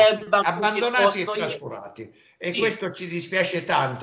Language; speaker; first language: Italian; native; Italian